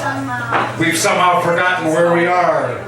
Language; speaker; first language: English; native; English